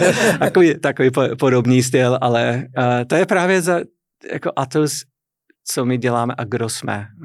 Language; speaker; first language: Czech; non-native, fluent; English